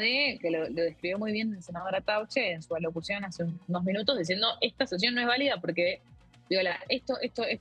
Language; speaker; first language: Spanish; native; Spanish